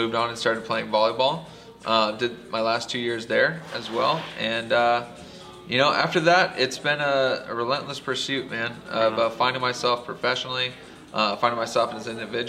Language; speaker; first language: English; native; English